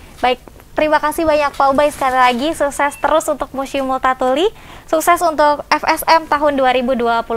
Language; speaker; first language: Indonesian; native; Indonesian